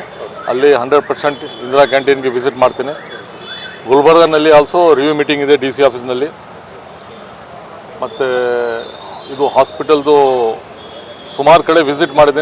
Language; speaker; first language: Kannada; non-native, local second language; Urdu